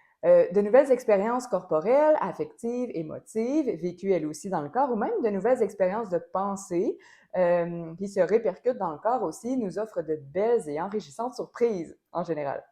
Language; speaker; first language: French; native; French